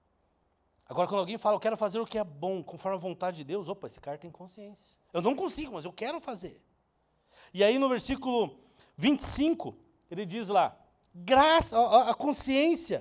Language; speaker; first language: Portuguese; native; Portuguese